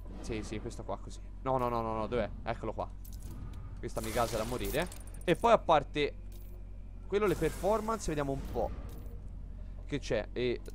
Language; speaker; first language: Italian; native; Italian